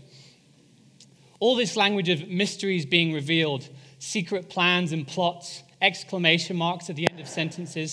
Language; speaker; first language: English; native; English